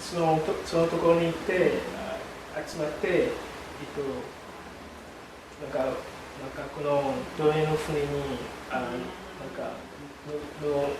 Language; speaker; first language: Japanese; non-native, learner; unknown